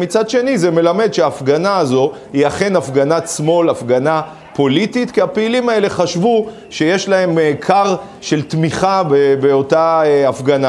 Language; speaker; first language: Hebrew; native; Hebrew